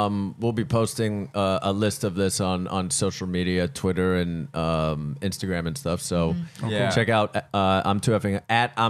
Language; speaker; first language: English; native; English